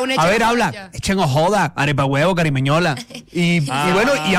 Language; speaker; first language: Spanish; native; Spanish